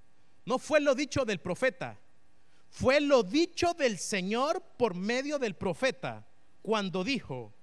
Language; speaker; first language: Spanish; native; Spanish